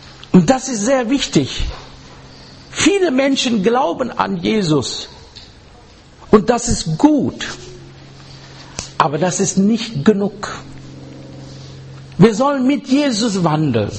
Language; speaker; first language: German; non-native, fluent; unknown